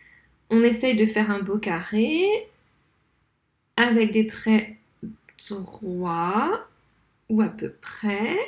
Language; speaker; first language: French; native; French